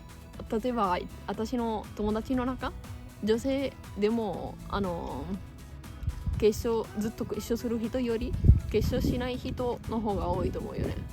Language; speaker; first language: Japanese; non-native, fluent; Italian